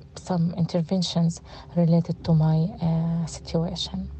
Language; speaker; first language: English; non-native, fluent; Arabic